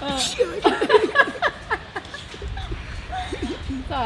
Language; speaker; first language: Thai; non-native, learner; English